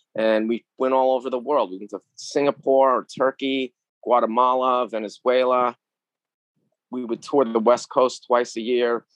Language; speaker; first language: English; native; English